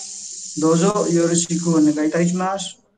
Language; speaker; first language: Japanese; non-native, learner; Nepali